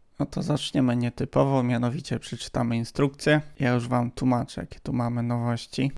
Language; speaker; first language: Polish; native; Polish